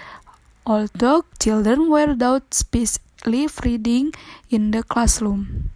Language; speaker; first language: English; non-native, learner; Indonesian